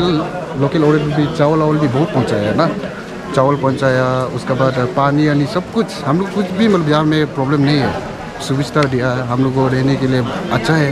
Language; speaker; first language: Hindi; non-native, local second language; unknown